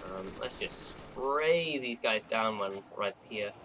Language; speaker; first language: English; native; English